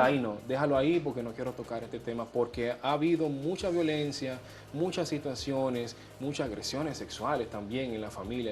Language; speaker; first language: Spanish; native; Spanish